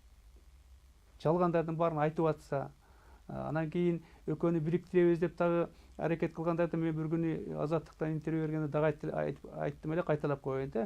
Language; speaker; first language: Kyrgyz; native; Kyrgyz